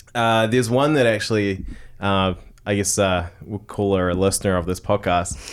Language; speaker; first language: English; native; English